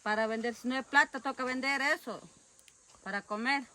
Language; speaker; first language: Spanish; non-native, local second language; Quechua